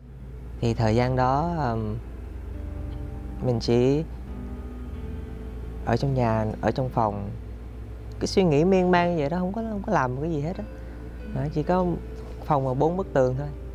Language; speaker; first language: Vietnamese; early bilingual, heritage; Vietnamese